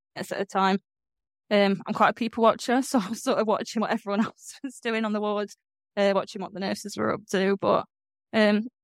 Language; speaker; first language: English; native; English